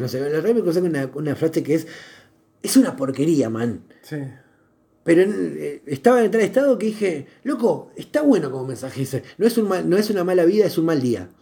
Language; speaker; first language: Spanish; native; Spanish